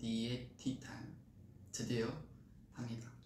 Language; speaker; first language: Korean; non-native, fluent; Chinese